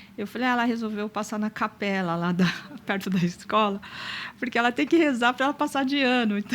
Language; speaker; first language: Portuguese; native; Portuguese